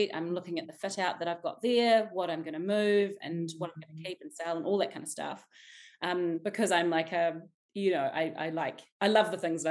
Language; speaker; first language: English; native; English